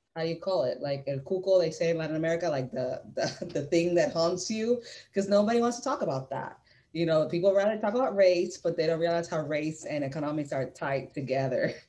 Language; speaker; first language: English; non-native, fluent; Spanish